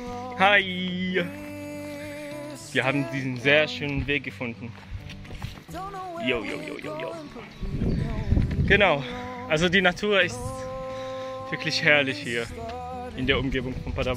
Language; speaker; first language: German; non-native, fluent; Arabic